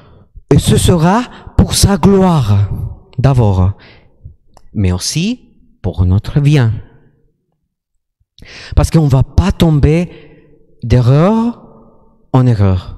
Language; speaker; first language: French; non-native, fluent; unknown